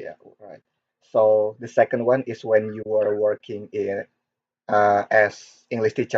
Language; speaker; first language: English; non-native, learner; Korean